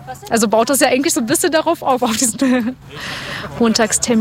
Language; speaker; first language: German; native; German